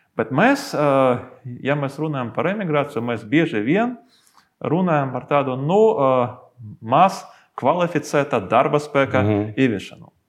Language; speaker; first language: Latvian; non-native, local second language; Russian